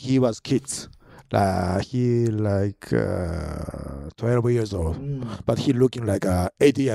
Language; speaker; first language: English; non-native, learner; Japanese